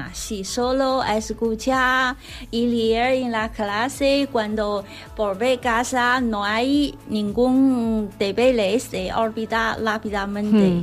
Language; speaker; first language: Spanish; non-native, learner; Chinese